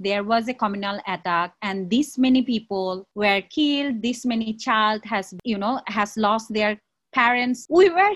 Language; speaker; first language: English; non-native, local second language; Chakma